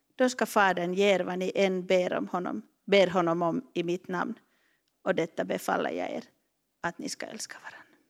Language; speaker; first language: Swedish; native; Swedish